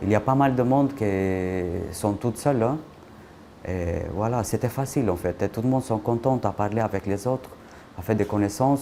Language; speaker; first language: French; non-native, fluent; Greek